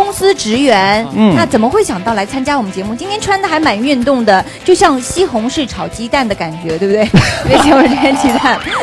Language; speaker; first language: Chinese; native; Chinese